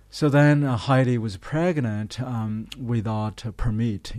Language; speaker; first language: English; non-native, fluent; Chinese